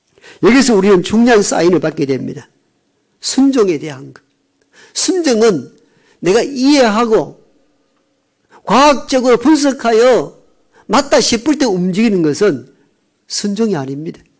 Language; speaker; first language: Korean; native; Korean